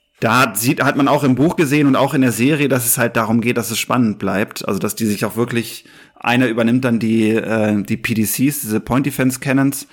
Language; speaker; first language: German; native; German